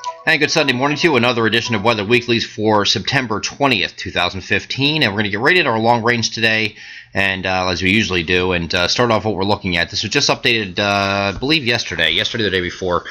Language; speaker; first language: English; native; English